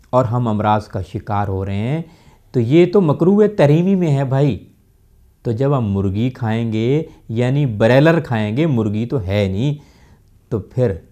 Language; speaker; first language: Urdu; non-native, local second language; Punjabi